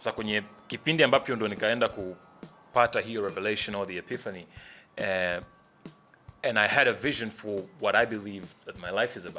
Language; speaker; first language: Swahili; native; Swahili